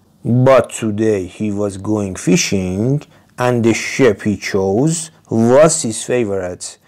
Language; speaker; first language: English; non-native, fluent; Persian